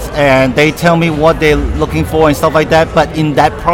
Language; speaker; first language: English; non-native, local second language; Cantonese